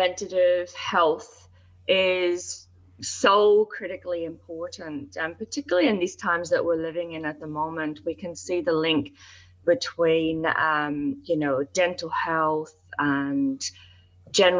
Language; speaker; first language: English; native; English